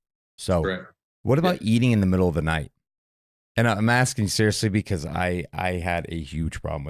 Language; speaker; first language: English; native; English